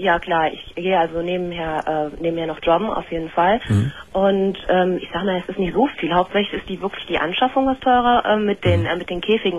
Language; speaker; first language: German; native; German